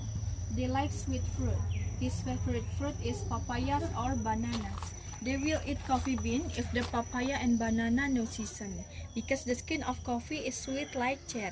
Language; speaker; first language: English; non-native, fluent; Indonesian